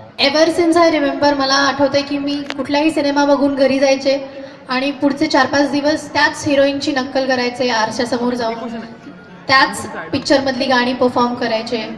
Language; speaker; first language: Marathi; non-native, local second language; Hindi